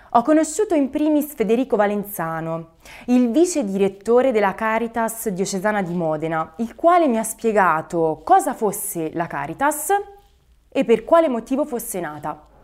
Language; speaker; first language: Italian; native; Italian